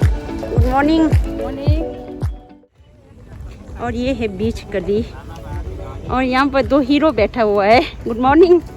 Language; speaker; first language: Hindi; non-native, local second language; Tibetan